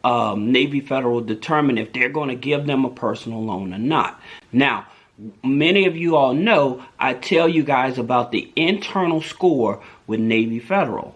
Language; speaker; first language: English; native; English